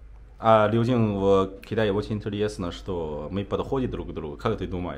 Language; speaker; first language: Russian; non-native, learner; Chinese